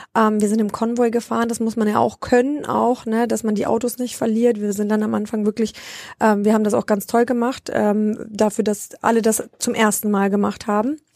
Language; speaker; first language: German; early bilingual, other home language; Romanian